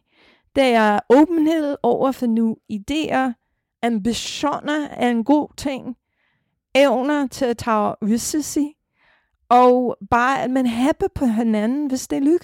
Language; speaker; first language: Danish; non-native, fluent; English